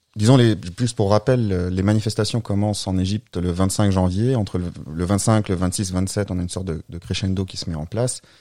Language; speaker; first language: French; non-native, fluent; Arabic